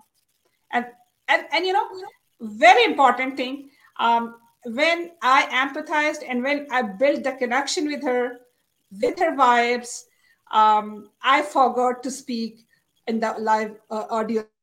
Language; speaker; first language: English; non-native, local second language; Urdu